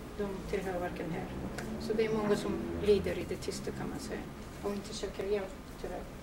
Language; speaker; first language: Swedish; non-native, fluent; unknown